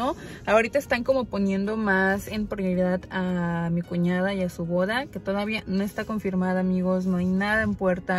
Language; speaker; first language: Spanish; native; Spanish